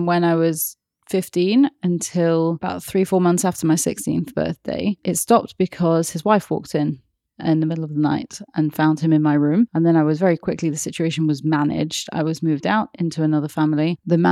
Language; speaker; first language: English; native; English